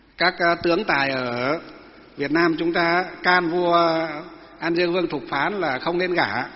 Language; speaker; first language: Vietnamese; non-native, local second language; Muong